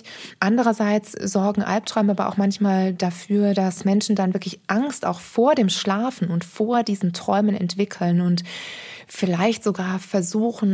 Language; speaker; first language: German; native; German